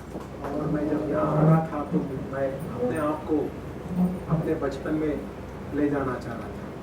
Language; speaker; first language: Hindi; non-native, local second language; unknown